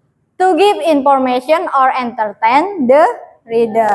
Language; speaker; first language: English; non-native, learner; Indonesian